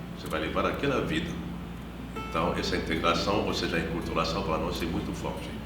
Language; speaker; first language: Portuguese; non-native, fluent; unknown